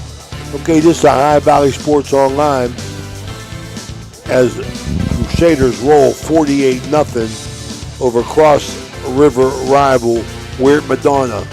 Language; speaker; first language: English; native; English